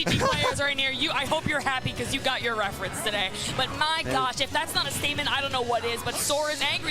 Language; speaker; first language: English; native; English